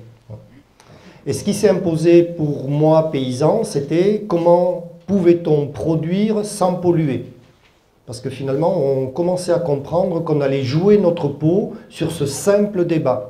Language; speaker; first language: French; early bilingual, other home language; German